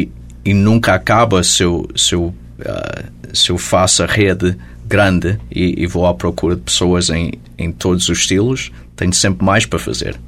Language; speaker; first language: Portuguese; early bilingual, heritage; Portuguese